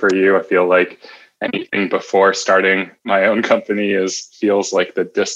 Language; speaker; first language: English; native; English